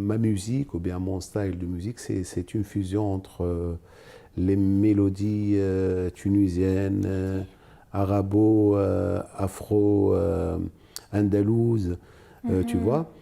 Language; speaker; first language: French; non-native, local second language; Arabic